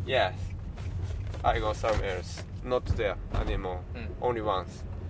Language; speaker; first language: English; non-native, learner; Japanese